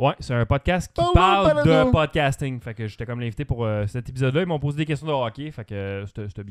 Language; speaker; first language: French; native; French